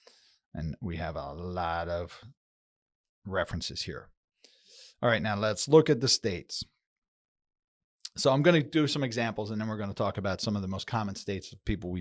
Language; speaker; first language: English; native; English